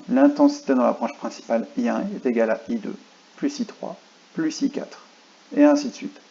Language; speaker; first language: French; native; French